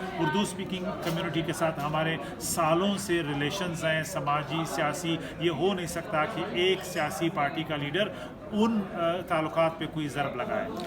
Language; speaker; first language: Urdu; non-native, local second language; Pashto